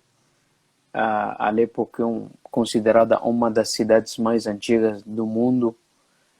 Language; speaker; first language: Portuguese; non-native, fluent; Arabic